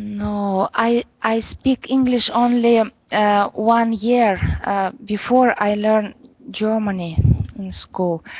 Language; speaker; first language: English; non-native, learner; Russian